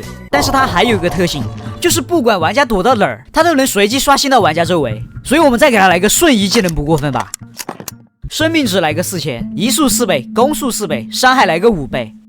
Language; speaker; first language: Chinese; native; Chinese